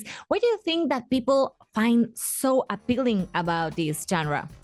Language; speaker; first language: English; non-native, fluent; Spanish